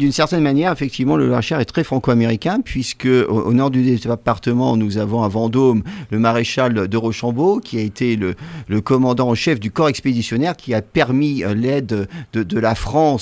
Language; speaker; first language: French; native; French